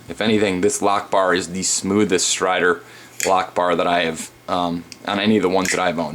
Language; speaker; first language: English; native; English